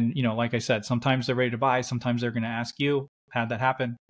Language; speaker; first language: English; native; English